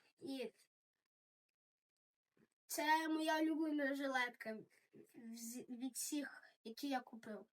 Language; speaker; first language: Ukrainian; early bilingual, heritage; Ukrainian